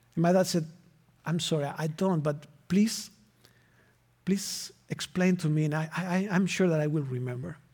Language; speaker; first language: English; non-native, fluent; Spanish